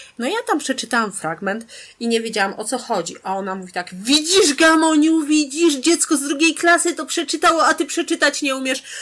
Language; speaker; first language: Polish; native; Polish